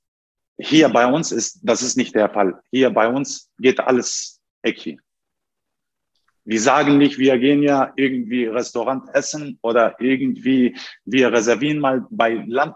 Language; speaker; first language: German; non-native, fluent; Turkish